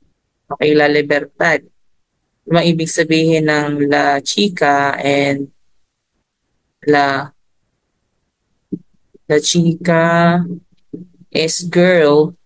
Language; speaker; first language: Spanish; non-native, learner; Filipino